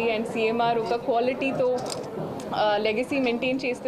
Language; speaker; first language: Telugu; non-native, local second language; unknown